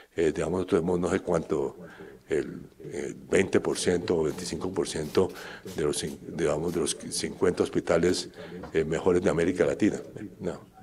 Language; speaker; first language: Spanish; native; Spanish